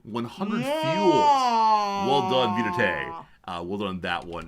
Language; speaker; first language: English; native; English